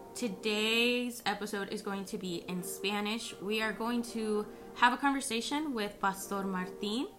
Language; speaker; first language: English; early bilingual, other home language; Spanish